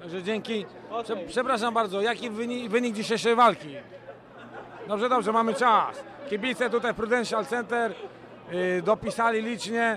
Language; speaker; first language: Polish; native; Polish